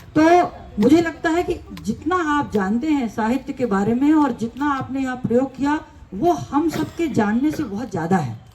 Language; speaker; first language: Hindi; native; Hindi